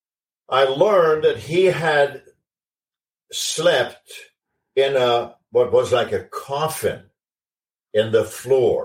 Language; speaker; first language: English; non-native, fluent; Swedish